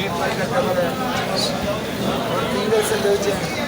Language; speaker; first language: Hindi; non-native, learner; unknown